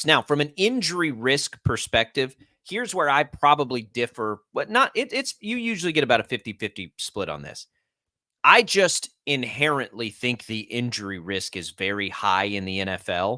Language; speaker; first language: English; native; English